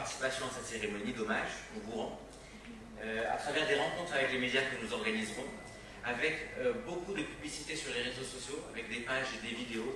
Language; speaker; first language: French; non-native, local second language; Arabic